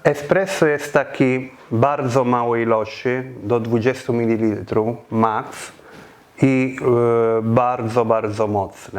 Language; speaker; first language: Polish; non-native, fluent; Italian